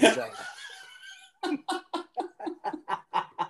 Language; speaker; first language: English; native; English